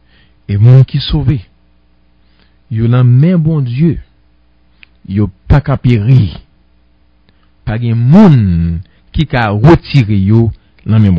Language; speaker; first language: French; non-native, local second language; Haitian Creole